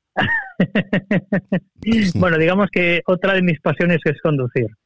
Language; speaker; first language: Spanish; native; Spanish